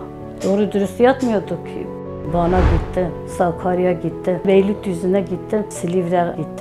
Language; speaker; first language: Turkish; non-native, local second language; Azerbaijani